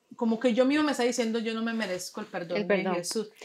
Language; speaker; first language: Spanish; early bilingual, heritage; Spanish